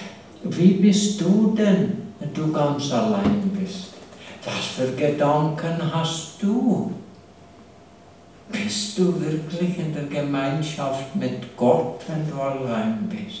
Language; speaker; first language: German; non-native, fluent; English